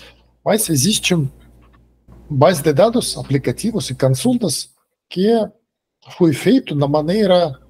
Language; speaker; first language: Portuguese; non-native, fluent; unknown